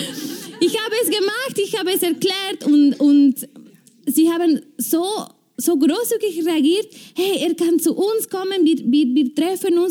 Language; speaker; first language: German; non-native, fluent; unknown